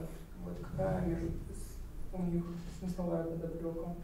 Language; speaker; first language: Russian; native; Russian